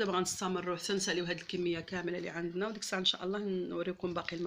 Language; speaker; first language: Arabic; native; Arabic